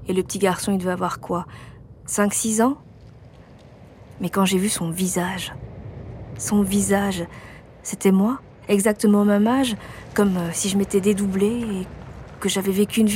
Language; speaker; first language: French; native; French